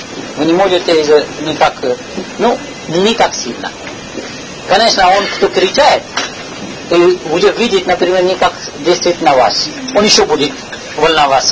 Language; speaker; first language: Russian; non-native, learner; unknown